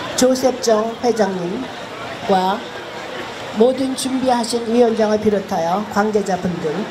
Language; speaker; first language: Korean; native; Korean